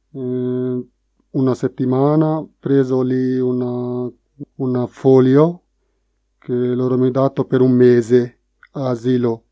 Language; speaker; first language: Italian; non-native, learner; Punjabi